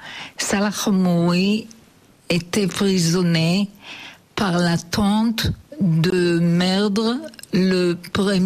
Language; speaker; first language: French; non-native, learner; Hebrew